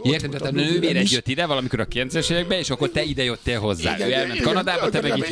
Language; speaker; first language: Hungarian; native; Hungarian